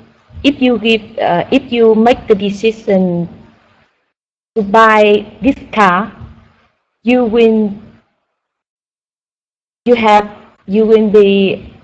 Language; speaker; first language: English; non-native, learner; Vietnamese